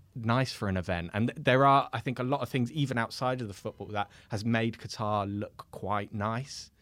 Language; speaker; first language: English; native; English